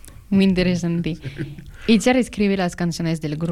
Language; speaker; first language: Spanish; non-native, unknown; French